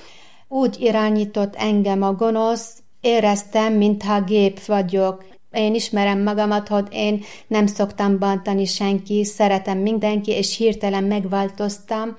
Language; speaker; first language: Hungarian; non-native, learner; Arabic